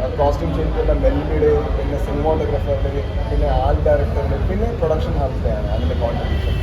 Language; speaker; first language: Malayalam; non-native, learner; Kannada